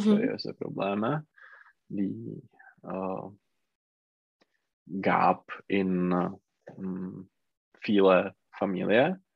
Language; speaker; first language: German; non-native, learner; Czech